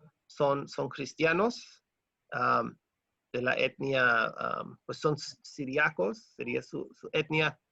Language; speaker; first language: Spanish; non-native, fluent; English